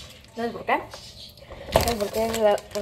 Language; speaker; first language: Spanish; early bilingual, heritage; Spanish